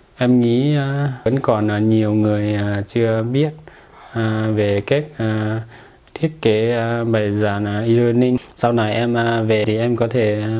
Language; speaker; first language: Vietnamese; non-native, fluent; Lao